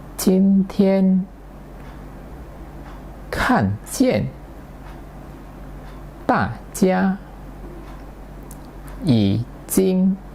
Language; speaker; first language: Chinese; non-native, fluent; Indonesian